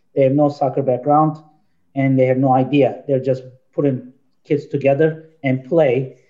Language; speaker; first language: English; non-native, fluent; Turkish